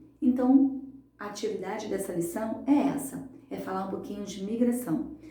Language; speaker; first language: Portuguese; native; Portuguese